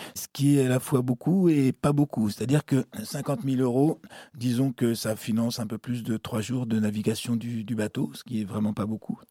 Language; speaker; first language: French; native; French